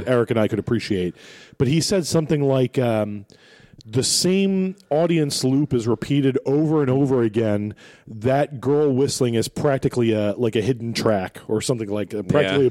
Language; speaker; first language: English; native; English